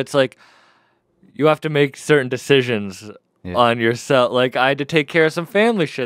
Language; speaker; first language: English; native; English